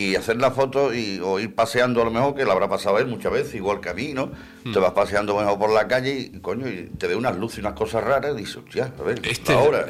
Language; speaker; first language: Spanish; native; Spanish